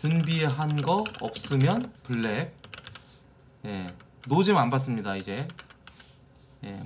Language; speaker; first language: Korean; native; Korean